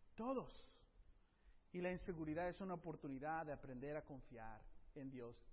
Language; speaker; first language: Spanish; early bilingual, heritage; Spanish